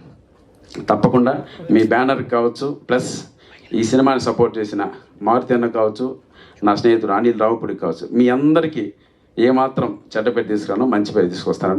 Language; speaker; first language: Telugu; native; Telugu